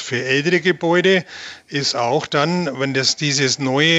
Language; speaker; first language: German; native; German